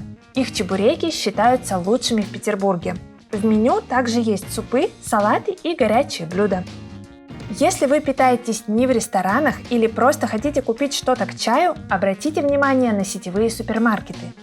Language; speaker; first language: Russian; native; Russian